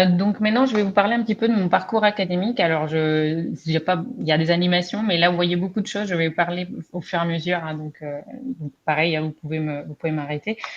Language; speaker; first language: French; non-native, fluent; Spanish